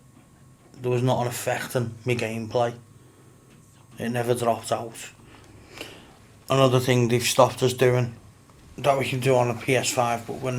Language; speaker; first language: English; native; English